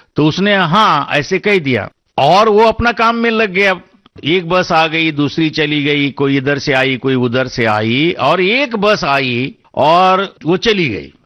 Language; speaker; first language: Hindi; non-native, local second language; Marathi